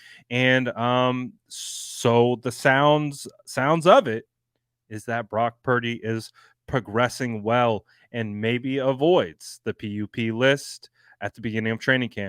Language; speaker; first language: English; native; English